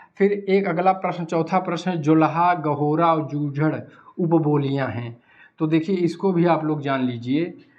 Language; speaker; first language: Hindi; native; Hindi